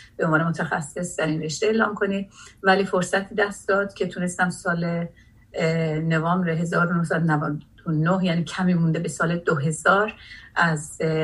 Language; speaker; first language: Persian; non-native, local second language; Azerbaijani